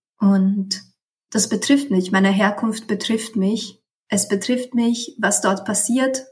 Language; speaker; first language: German; early bilingual, other home language; Romanian